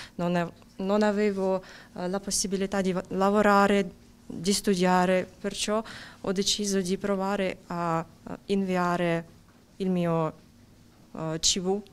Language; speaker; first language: Italian; non-native, fluent; Ukrainian